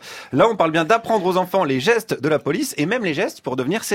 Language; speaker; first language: French; native; French